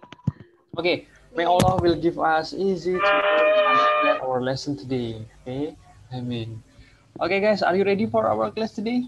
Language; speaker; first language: English; non-native, learner; Indonesian